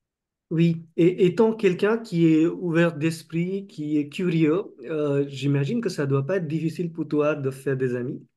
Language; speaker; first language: French; non-native, fluent; Marathi